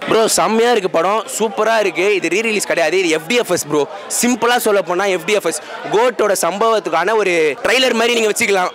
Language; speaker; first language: Tamil; native; Tamil